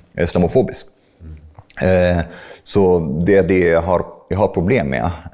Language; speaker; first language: Swedish; non-native, fluent; Arabic